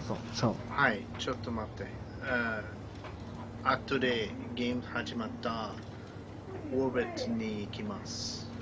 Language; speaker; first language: Japanese; non-native, learner; English